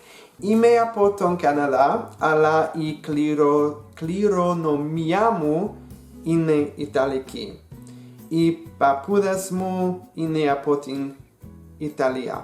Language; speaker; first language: Greek; non-native, learner; English